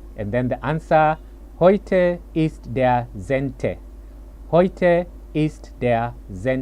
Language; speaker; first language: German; non-native, learner; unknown